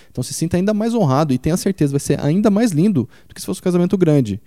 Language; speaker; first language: Portuguese; native; Portuguese